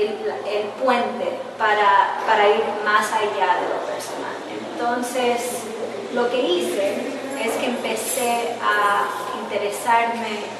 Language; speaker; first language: Spanish; early bilingual, heritage; English